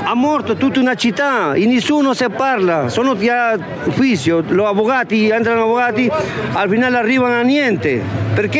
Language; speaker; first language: Italian; non-native, learner; Spanish